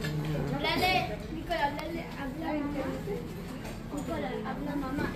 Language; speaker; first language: Spanish; early bilingual, other home language; Filipino